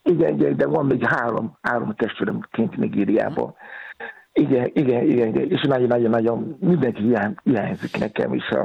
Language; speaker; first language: Hungarian; non-native, fluent; Yoruba